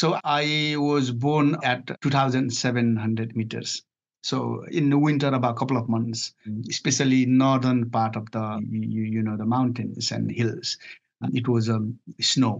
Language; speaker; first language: English; non-native, fluent; Nepali